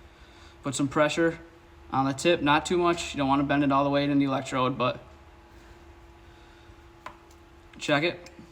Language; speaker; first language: English; native; English